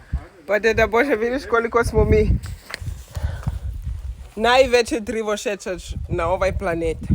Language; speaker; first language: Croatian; non-native, learner; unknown